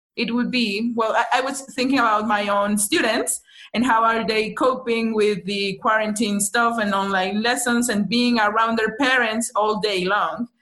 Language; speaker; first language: English; non-native, fluent; Spanish